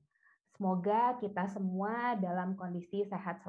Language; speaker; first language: Indonesian; native; Indonesian